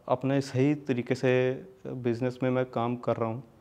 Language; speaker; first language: Hindi; native; Hindi